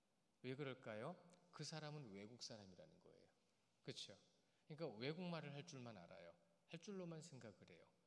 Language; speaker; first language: Korean; native; Korean